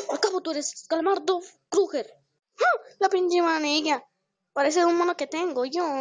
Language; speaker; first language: Spanish; native; Spanish